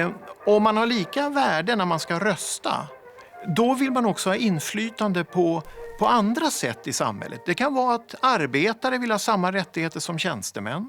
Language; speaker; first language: Swedish; native; Swedish